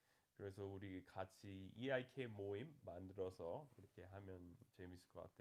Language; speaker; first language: Korean; non-native, fluent; English